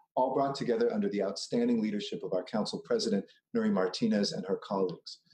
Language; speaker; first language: English; native; English